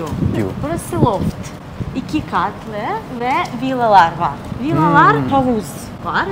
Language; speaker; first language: Turkish; non-native, learner; Russian